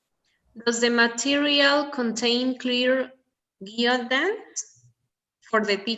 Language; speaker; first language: English; non-native, learner; Spanish